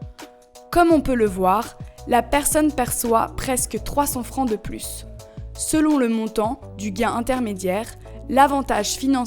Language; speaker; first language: French; native; French